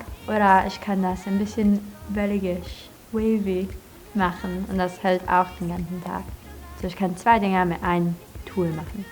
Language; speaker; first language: German; early bilingual, heritage; English